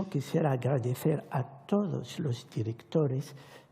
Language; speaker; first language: Spanish; non-native, fluent; Arabic